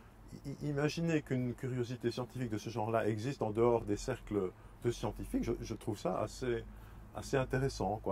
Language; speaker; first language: French; native; French